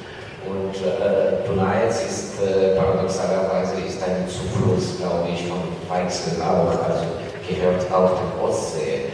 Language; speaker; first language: German; non-native, fluent; Ukrainian